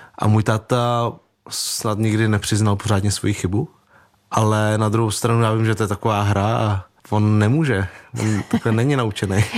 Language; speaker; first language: Czech; early bilingual, other home language; Vietnamese